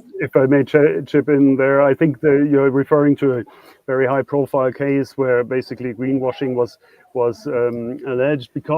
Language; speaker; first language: English; non-native, fluent; German